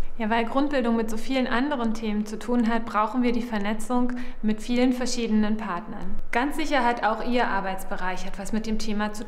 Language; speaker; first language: German; native; German